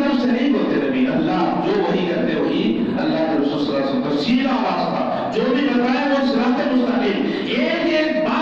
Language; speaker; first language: Urdu; native; Urdu